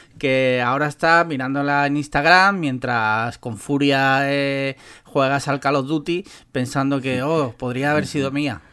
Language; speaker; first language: Spanish; native; Spanish